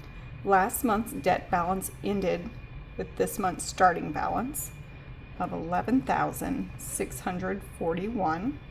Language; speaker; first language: English; native; English